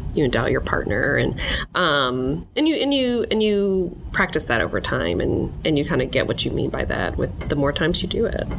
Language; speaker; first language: English; native; English